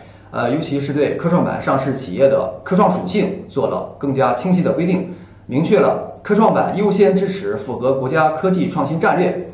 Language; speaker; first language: Chinese; native; Chinese